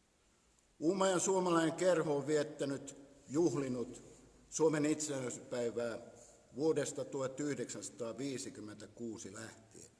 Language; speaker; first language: Finnish; native; Finnish